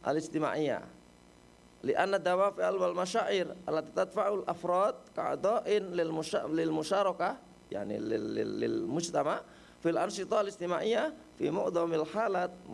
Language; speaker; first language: Arabic; non-native, fluent; Indonesian